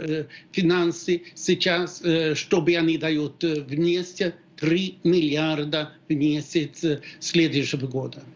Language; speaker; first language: Russian; non-native, fluent; Swedish